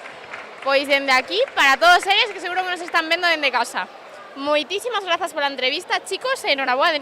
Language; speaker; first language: Galician; native; Galician